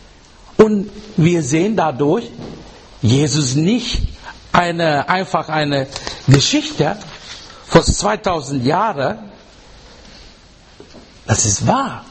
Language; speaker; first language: German; non-native, fluent; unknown